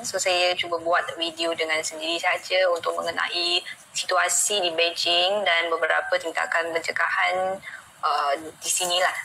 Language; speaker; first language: Malay; non-native, fluent; Chinese